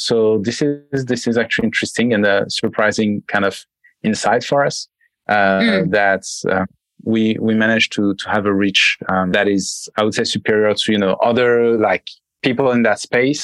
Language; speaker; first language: English; non-native, fluent; French